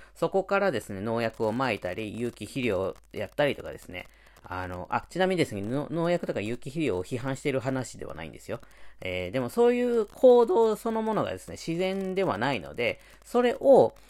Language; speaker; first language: Japanese; native; Japanese